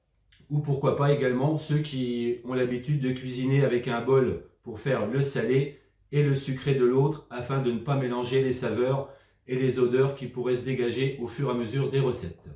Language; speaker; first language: French; native; French